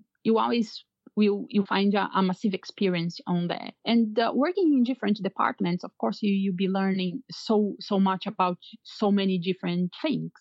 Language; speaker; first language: English; non-native, fluent; Portuguese